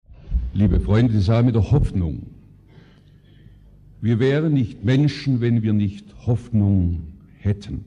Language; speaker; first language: German; native; German